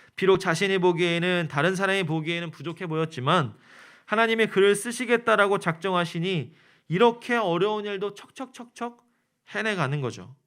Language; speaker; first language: Korean; native; Korean